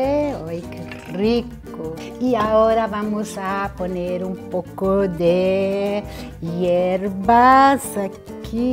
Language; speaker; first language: Spanish; non-native, fluent; Portuguese